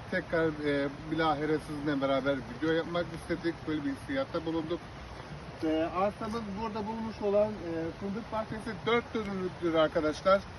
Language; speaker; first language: Turkish; native; Turkish